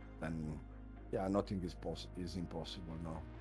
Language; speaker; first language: English; non-native, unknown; Italian